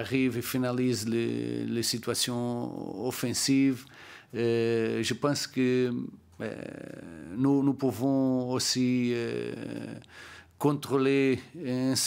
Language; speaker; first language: French; non-native, learner; Portuguese